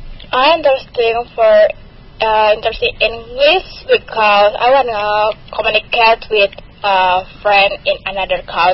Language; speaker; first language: English; non-native, learner; Indonesian